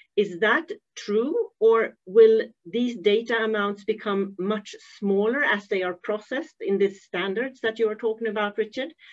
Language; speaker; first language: English; non-native, fluent; Swedish